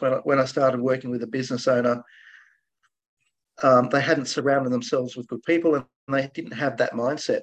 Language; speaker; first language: English; native; English